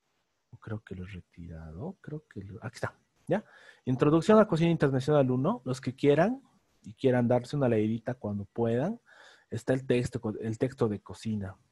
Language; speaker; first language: Spanish; native; Spanish